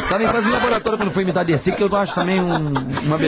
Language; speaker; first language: Portuguese; native; Portuguese